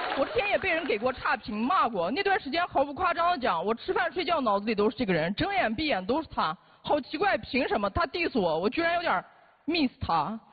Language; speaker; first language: Chinese; non-native, local second language; Uyghur